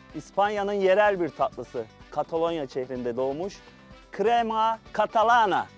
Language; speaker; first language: Turkish; native; Turkish